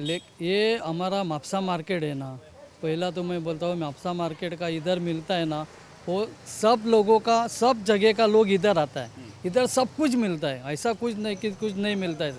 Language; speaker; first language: Hindi; non-native, local second language; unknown